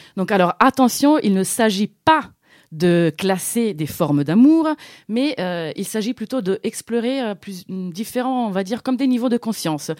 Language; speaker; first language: French; non-native, fluent; Italian